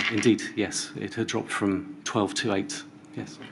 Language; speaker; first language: English; native; English